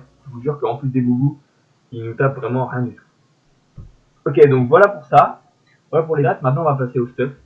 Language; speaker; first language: French; native; French